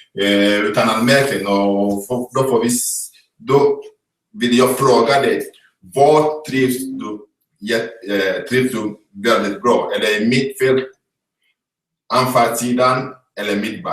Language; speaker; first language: Swedish; non-native, fluent; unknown